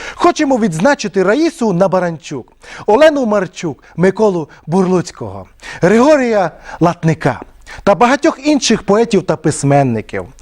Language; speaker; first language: Ukrainian; non-native, local second language; Romany